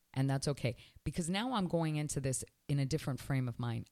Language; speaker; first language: English; early bilingual, other home language; Spanish